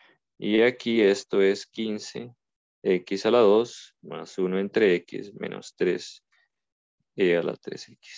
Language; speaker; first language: Spanish; native; Spanish